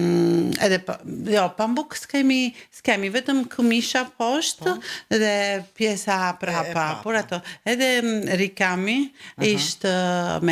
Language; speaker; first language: Albanian; early bilingual, heritage; Albanian